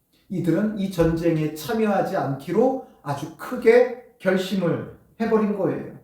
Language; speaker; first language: Korean; native; Korean